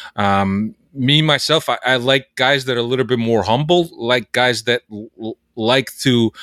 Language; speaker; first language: English; early bilingual, other home language; Portuguese